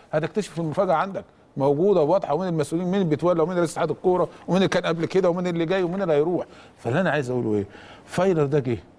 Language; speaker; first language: Egyptian Arabic; native; Egyptian Arabic